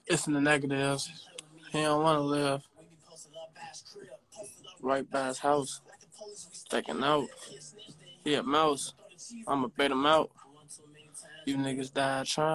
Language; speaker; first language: English; native; English